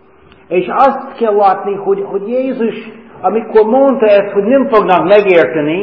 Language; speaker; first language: Hungarian; non-native, fluent; English